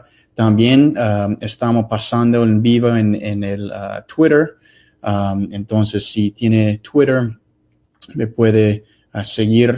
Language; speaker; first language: Spanish; non-native, fluent; English